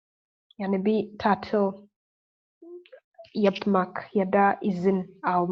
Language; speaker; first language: Turkish; non-native, learner; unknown